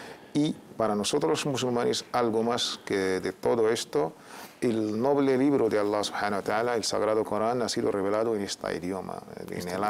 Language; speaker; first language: Spanish; native; Spanish